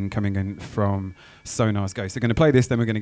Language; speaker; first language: English; native; English